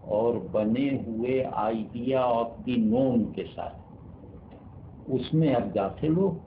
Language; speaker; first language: Urdu; native; Urdu